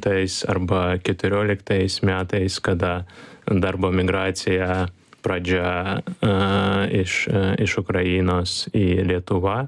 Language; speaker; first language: Lithuanian; non-native, learner; Ukrainian